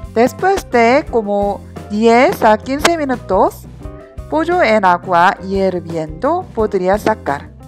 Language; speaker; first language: Spanish; non-native, learner; Korean